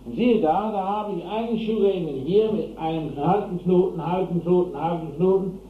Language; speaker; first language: German; non-native, fluent; English